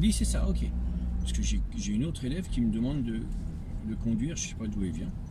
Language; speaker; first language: French; native; French